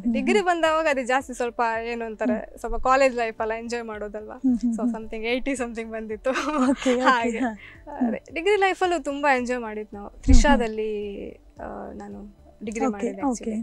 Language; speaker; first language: Kannada; native; Kannada